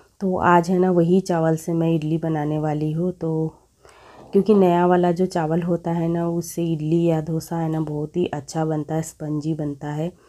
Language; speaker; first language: Hindi; non-native, local second language; Bangla